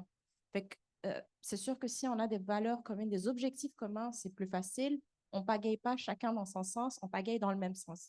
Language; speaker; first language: French; native; French